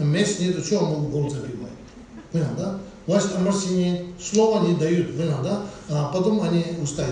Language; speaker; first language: Russian; non-native, learner; Tibetan